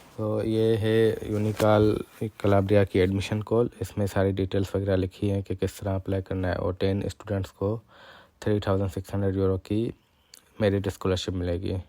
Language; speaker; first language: Urdu; non-native, local second language; Punjabi